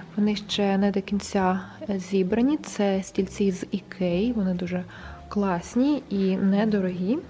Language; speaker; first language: Ukrainian; non-native, local second language; Russian